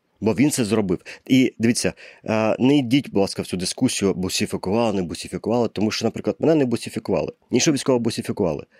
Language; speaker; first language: Ukrainian; non-native, local second language; Russian